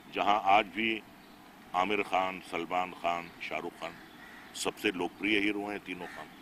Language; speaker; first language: Hindi; native; Hindi